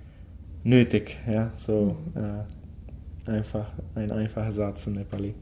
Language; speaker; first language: German; early bilingual, heritage; German